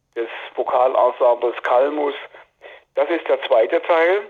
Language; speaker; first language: German; native; German